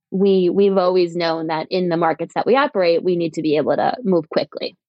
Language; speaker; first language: English; native; English